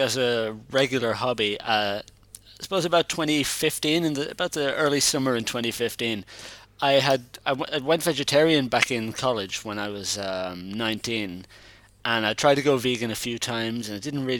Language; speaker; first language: English; native; English